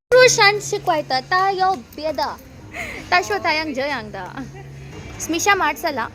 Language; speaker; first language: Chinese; non-native, learner; Kannada